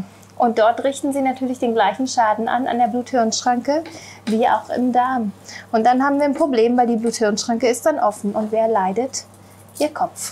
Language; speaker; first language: German; native; German